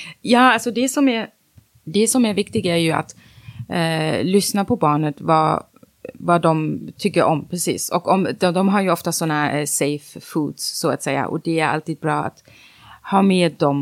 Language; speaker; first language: Swedish; non-native, fluent; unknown